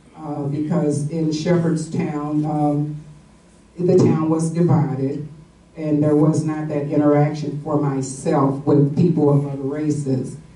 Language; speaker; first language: English; native; English